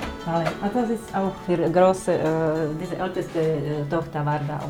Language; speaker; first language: German; non-native, learner; Slovak